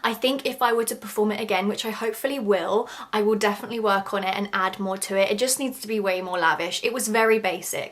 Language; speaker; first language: English; native; English